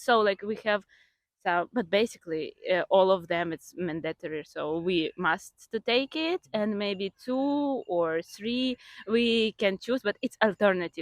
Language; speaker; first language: English; non-native, fluent; Ukrainian